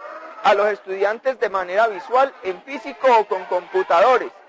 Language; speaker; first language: Spanish; native; Spanish